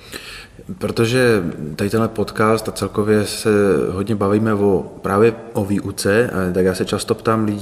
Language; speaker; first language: Czech; native; Czech